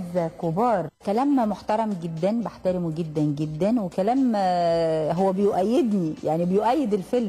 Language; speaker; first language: Arabic; native; Arabic